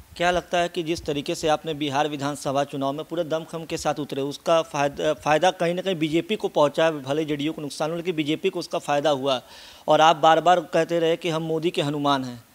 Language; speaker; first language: Hindi; native; Hindi